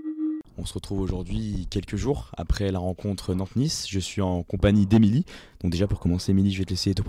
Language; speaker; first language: French; native; French